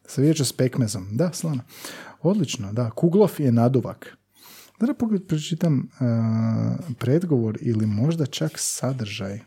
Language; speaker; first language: Croatian; native; Croatian